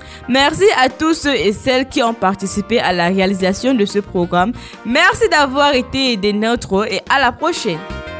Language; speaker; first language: French; non-native, local second language; Fula